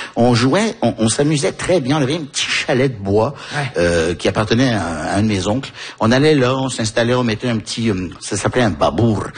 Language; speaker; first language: French; early bilingual, heritage; French